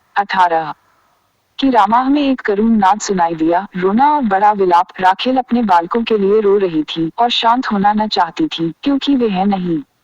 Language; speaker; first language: Hindi; native; Hindi